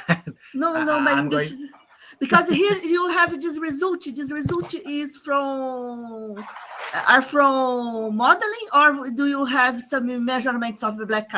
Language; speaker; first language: English; non-native, learner; Portuguese